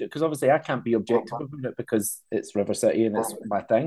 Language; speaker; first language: English; native; English